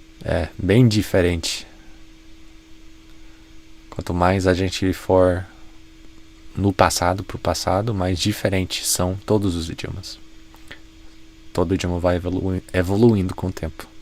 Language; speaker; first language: Portuguese; non-native, fluent; English